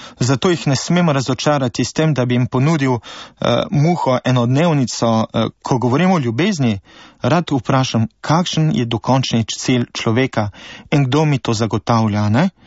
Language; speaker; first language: Slovenian; native; Slovenian